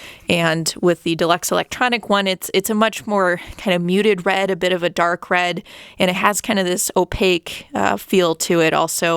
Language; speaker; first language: English; native; English